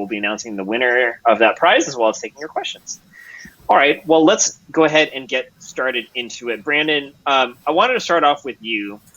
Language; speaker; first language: English; native; English